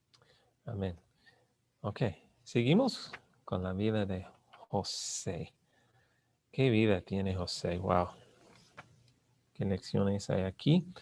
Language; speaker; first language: Spanish; non-native, learner; English